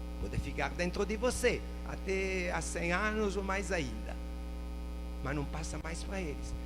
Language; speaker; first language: Portuguese; non-native, fluent; Italian